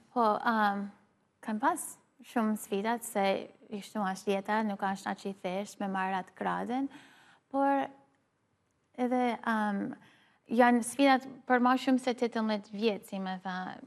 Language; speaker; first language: Albanian; early bilingual, heritage; Albanian